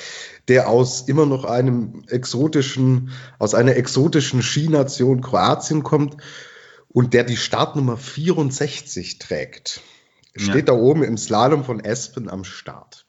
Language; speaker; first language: German; native; German